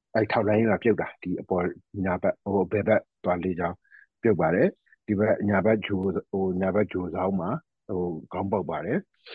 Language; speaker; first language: Burmese; native; Burmese